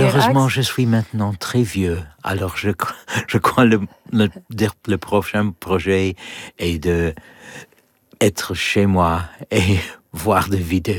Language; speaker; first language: French; non-native, learner; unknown